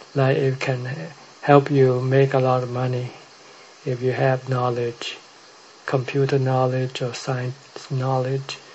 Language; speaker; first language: English; non-native, fluent; Thai